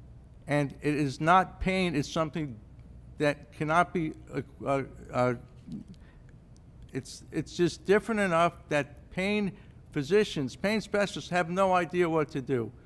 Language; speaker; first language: English; native; English